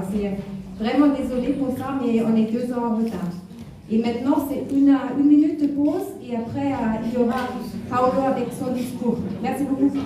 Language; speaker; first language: French; non-native, fluent; German